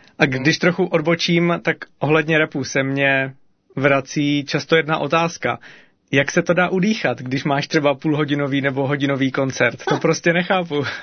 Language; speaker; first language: Czech; native; Czech